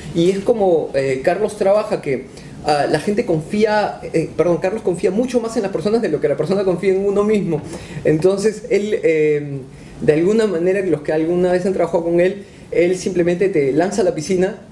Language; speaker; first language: Spanish; native; Spanish